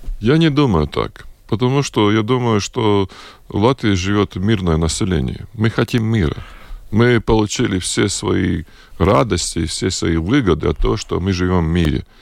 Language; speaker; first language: Russian; non-native, local second language; Latvian